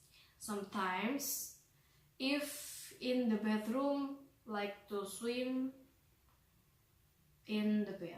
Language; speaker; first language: English; non-native, learner; Indonesian